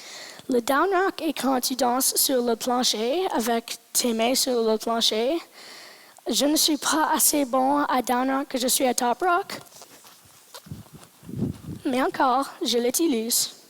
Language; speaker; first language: French; non-native, local second language; English